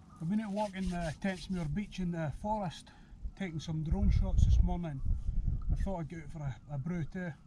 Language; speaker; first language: English; native; English